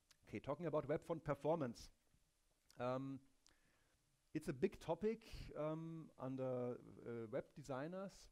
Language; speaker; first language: English; non-native, fluent; German